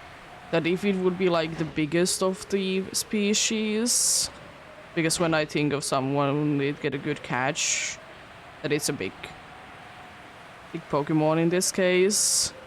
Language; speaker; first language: English; non-native, fluent; Finnish